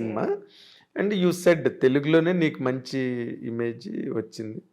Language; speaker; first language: Telugu; native; Telugu